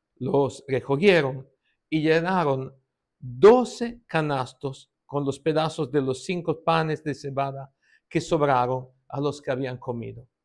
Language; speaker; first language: Spanish; non-native, fluent; Italian